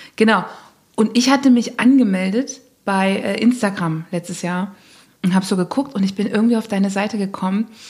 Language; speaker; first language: German; native; German